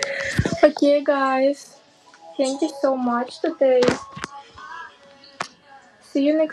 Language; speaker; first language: English; non-native, learner; Russian